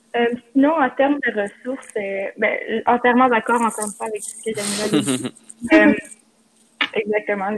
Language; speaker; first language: French; native; French